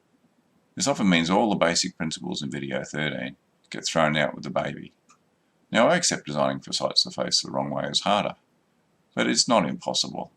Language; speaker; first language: English; native; English